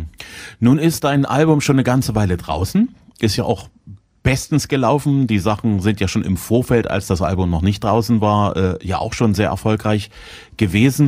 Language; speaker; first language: German; native; German